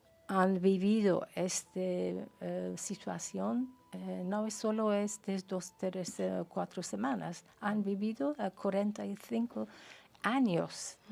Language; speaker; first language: Spanish; non-native, fluent; Persian